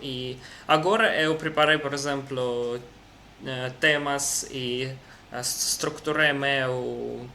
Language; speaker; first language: Portuguese; non-native, learner; Russian